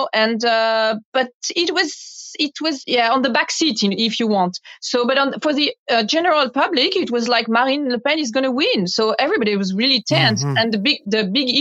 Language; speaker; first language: English; non-native, fluent; French